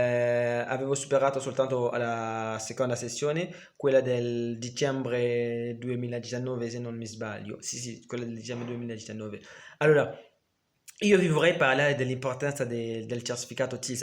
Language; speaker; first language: Italian; non-native, fluent; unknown